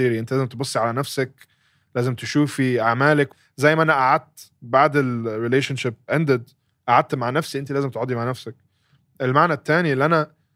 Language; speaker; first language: Arabic; early bilingual, heritage; Arabic